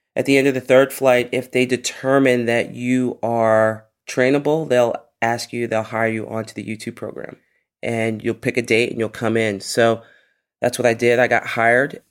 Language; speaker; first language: English; native; English